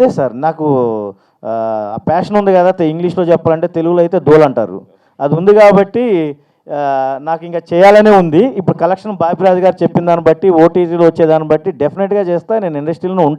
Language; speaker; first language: Telugu; native; Telugu